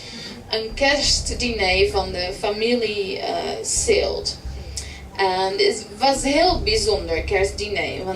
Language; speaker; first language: Dutch; early bilingual, heritage; English